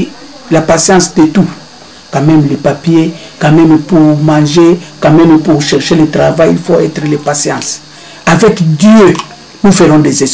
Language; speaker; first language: French; non-native, learner; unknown